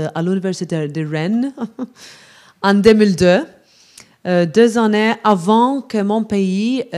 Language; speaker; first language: French; non-native, fluent; Maltese